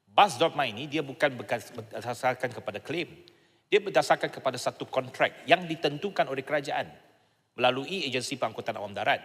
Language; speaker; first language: Malay; non-native, local second language; Chinese